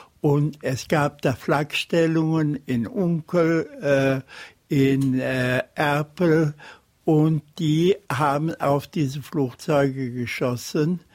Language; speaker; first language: German; native; German